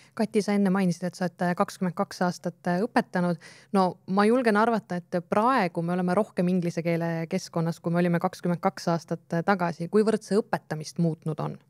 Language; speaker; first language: Estonian; native; Estonian